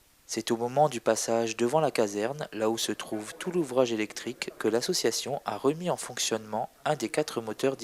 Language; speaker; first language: French; native; French